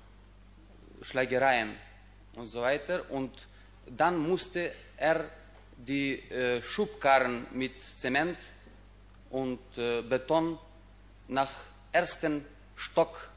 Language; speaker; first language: German; non-native, fluent; Ukrainian